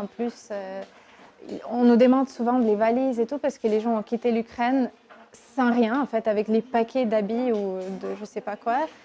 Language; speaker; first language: French; non-native, fluent; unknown